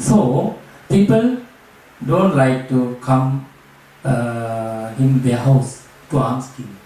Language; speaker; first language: English; non-native, learner; Sinhala